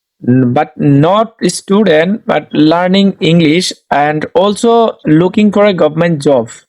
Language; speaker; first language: English; non-native, learner; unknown